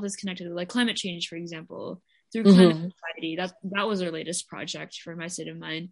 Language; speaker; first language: English; non-native, local second language; Filipino